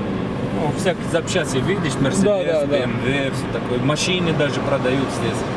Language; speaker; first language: Russian; non-native, fluent; Arabic